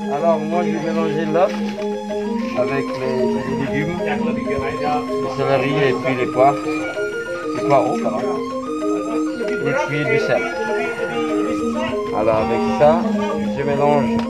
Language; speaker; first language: French; non-native, fluent; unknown